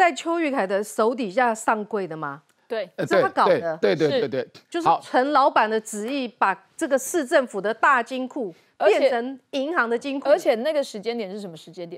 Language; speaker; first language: Chinese; native; Chinese